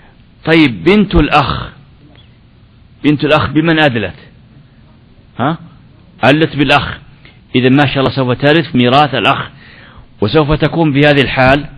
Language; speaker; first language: Arabic; native; Arabic